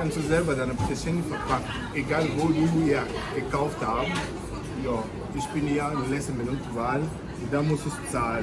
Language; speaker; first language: German; non-native, fluent; Lingala